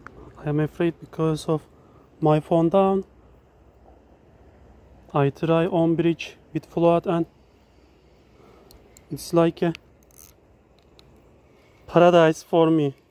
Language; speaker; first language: English; non-native, learner; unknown